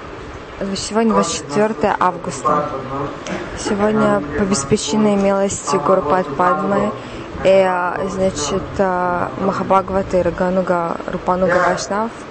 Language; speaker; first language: Russian; native; Russian